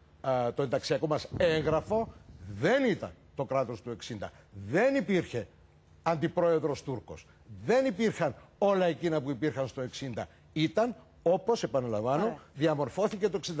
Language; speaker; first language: Greek; native; Greek